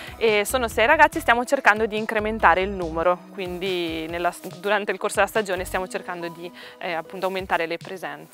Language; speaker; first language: Italian; native; Italian